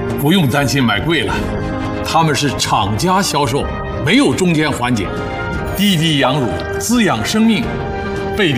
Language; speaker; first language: Chinese; native; Chinese